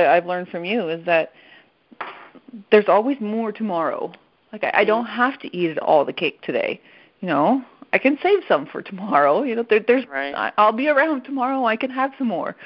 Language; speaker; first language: English; non-native, fluent; French